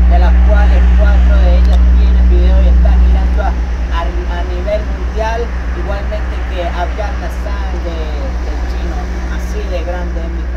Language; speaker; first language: Spanish; native; Spanish